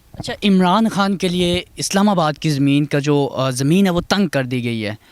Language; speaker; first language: Urdu; native; Urdu